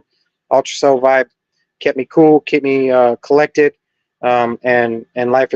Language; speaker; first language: English; native; English